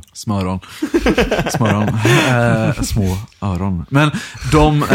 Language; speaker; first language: Swedish; early bilingual, other home language; Italian